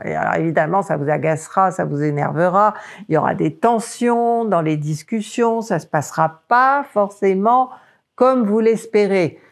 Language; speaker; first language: French; native; French